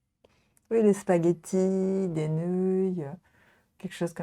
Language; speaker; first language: French; non-native, fluent; Japanese